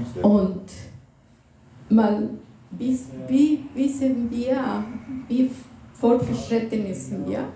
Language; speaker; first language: German; non-native, fluent; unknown